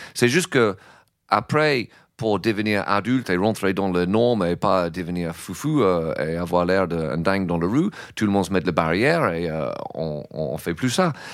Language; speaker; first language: French; non-native, fluent; English